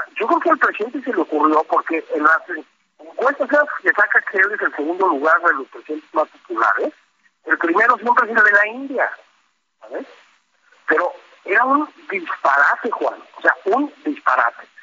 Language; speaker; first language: Spanish; native; Spanish